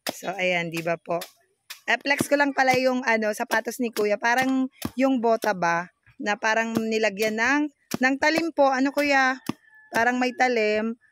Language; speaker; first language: Filipino; non-native, local second language; Bikol